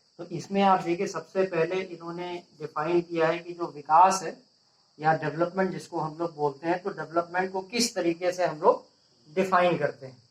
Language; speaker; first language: Hindi; native; Hindi